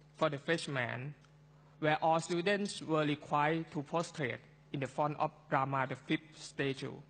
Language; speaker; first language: English; non-native, fluent; Thai